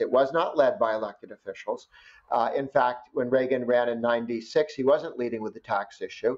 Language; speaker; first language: English; native; English